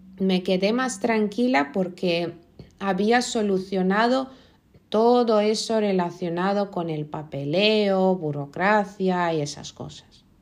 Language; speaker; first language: Spanish; non-native, fluent; Lithuanian